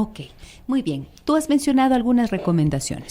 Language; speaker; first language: Spanish; native; Spanish